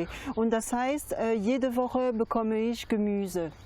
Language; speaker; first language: German; non-native, fluent; French